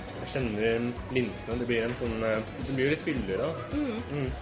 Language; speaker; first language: Norwegian; early bilingual, other home language; Vietnamese